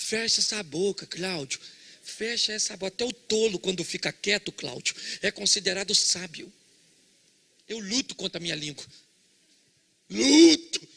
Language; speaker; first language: Portuguese; native; Portuguese